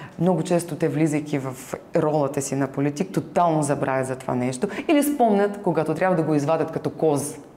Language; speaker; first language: Bulgarian; non-native, fluent; Ukrainian